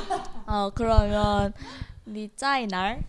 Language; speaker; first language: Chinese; non-native, learner; Korean